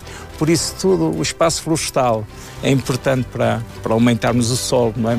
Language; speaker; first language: Portuguese; native; Portuguese